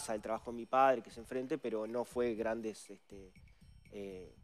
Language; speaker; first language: Spanish; native; Spanish